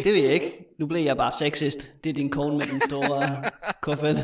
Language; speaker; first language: Danish; native; Danish